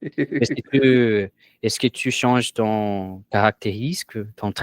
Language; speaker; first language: French; non-native, learner; Portuguese